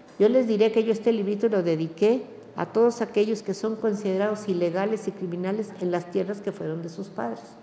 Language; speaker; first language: Spanish; native; Spanish